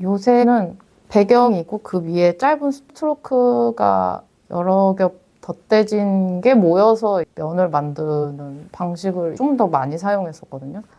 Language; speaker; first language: Korean; native; Korean